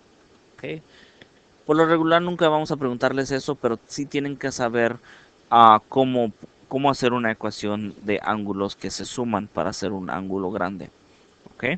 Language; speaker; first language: Spanish; early bilingual, heritage; Spanish